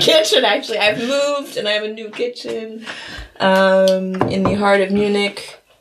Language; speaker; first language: English; early bilingual, other home language; German